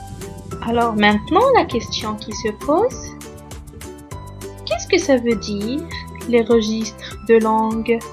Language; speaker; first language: French; non-native, local second language; Arabic